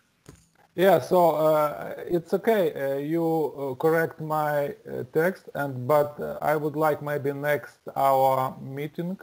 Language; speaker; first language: English; non-native, learner; Russian